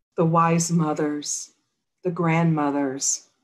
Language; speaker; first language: English; native; English